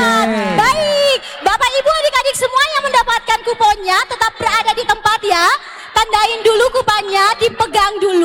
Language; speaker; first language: Indonesian; native; Indonesian